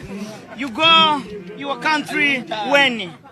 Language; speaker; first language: English; non-native, learner; Kinyarwanda